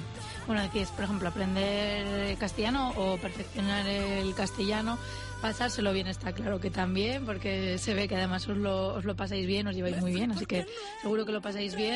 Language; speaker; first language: Spanish; native; Spanish